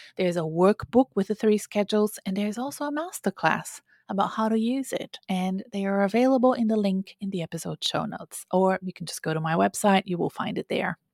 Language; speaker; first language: English; non-native, fluent; Portuguese